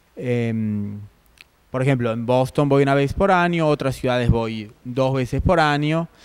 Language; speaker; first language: Spanish; native; Spanish